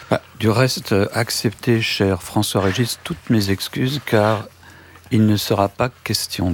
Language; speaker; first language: French; native; French